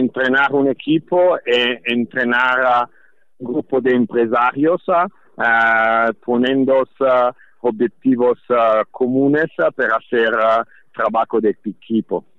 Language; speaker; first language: Spanish; non-native, fluent; Italian